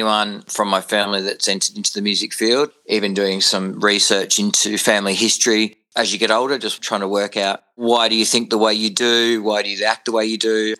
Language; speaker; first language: English; native; English